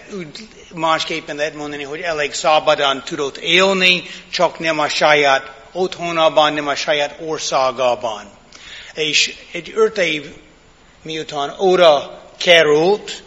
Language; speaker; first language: Hungarian; non-native, fluent; English